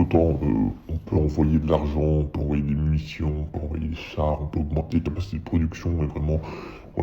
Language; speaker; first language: French; native; French